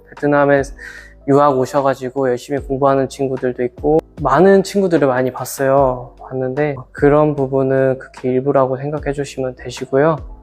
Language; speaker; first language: Korean; native; Korean